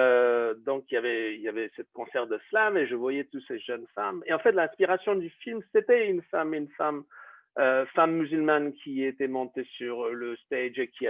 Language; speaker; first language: French; non-native, fluent; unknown